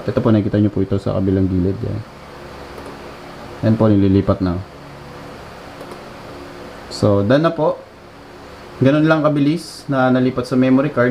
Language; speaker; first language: Filipino; native; Filipino